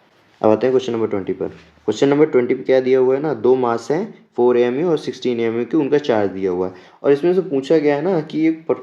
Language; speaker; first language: Hindi; native; Hindi